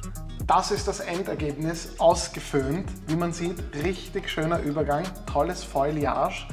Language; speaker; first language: German; native; German